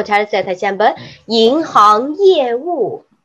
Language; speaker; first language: Korean; non-native, fluent; Chinese